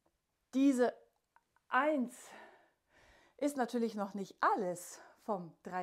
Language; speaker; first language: German; native; German